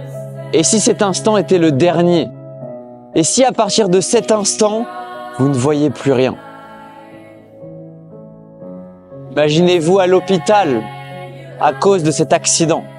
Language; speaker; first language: French; native; French